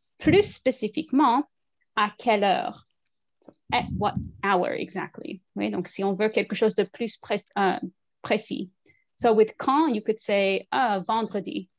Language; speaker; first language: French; non-native, fluent; English